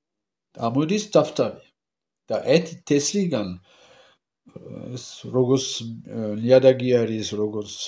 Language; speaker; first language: Georgian; non-native, learner; French